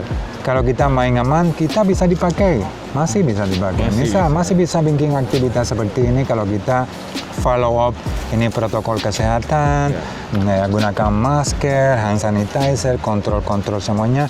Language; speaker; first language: Indonesian; non-native, fluent; Spanish